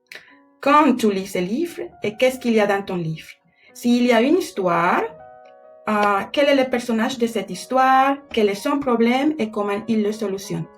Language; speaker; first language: French; non-native, fluent; Spanish